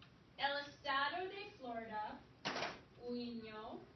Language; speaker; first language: Spanish; non-native, fluent; English